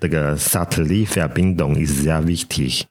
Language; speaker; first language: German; non-native, learner; Chinese